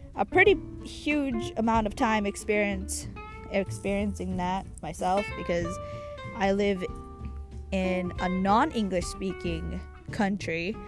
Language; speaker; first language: English; early bilingual, other home language; Japanese